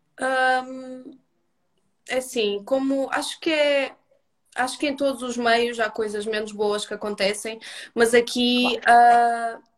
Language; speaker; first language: Portuguese; early bilingual, other home language; Russian